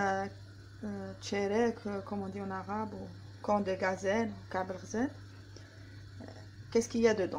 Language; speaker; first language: French; non-native, learner; Arabic